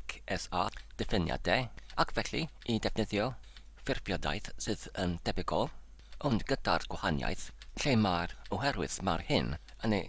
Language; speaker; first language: Welsh; non-native, local second language; English